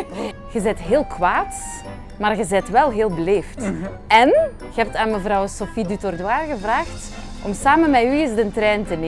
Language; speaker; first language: Dutch; native; Dutch